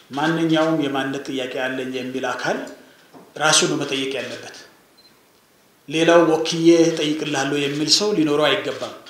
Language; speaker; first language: Amharic; non-native, local second language; Wolaytta